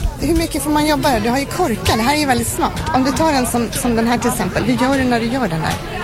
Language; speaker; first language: Swedish; native; Swedish